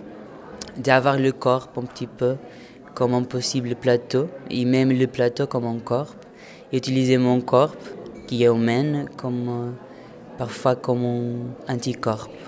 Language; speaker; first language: French; non-native, fluent; Portuguese